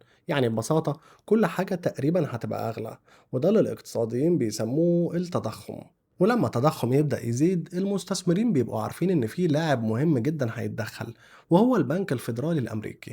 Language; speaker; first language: Arabic; native; Arabic